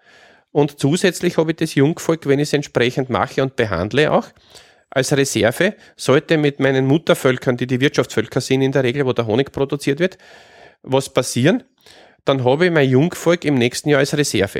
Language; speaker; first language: German; native; German